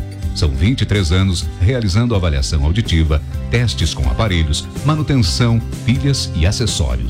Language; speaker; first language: Portuguese; native; Portuguese